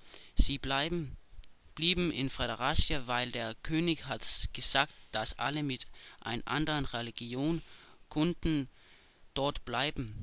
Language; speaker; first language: German; non-native, learner; Danish